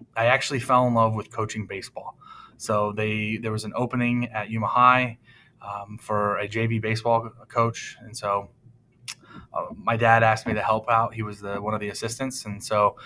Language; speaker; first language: English; native; English